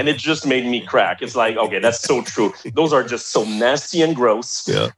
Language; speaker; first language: English; non-native, fluent; French